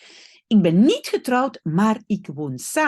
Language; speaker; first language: Dutch; non-native, local second language; French